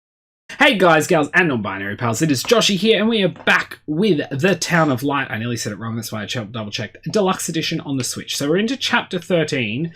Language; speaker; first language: English; native; English